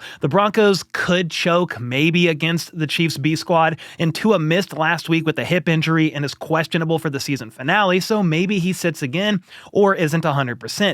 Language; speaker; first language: English; native; English